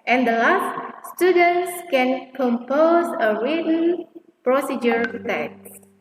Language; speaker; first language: English; non-native, fluent; Indonesian